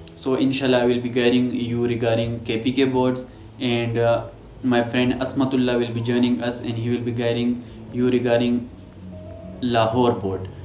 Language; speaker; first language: English; non-native, local second language; Pashto